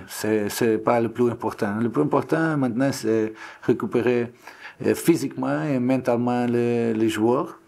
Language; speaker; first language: French; non-native, learner; Portuguese